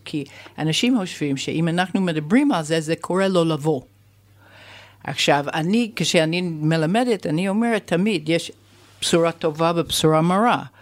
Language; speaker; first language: Hebrew; non-native, fluent; English